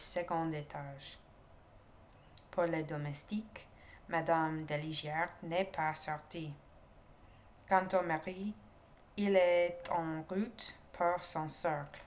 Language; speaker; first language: French; non-native, learner; English